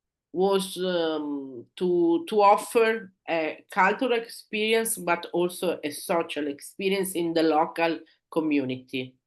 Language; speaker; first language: English; non-native, learner; Italian